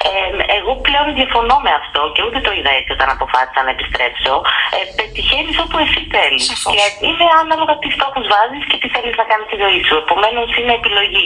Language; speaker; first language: Greek; native; Greek